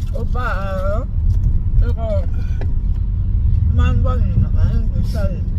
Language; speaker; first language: Korean; non-native, learner; Lao